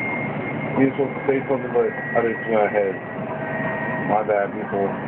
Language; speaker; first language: English; native; English